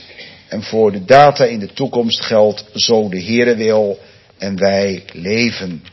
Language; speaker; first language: Dutch; native; Dutch